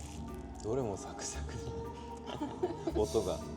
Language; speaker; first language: Japanese; native; Japanese